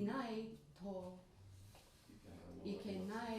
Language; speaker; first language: Japanese; non-native, learner; English